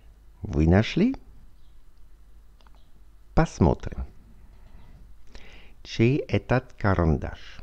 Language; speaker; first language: Russian; non-native, learner; French